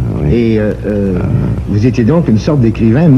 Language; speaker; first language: French; native; French